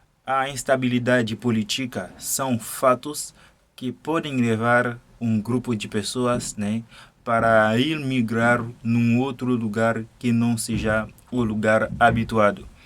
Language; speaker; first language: Portuguese; non-native, fluent; Haitian Creole